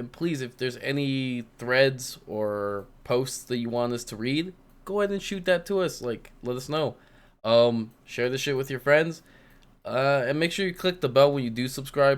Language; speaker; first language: English; native; English